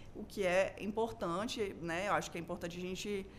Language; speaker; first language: Portuguese; native; Portuguese